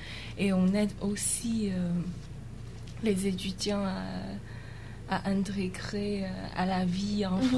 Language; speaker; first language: French; non-native, fluent; Chinese